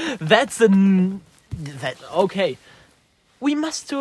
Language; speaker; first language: English; non-native, learner; German